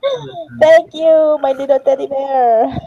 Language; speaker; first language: English; non-native, learner; Spanish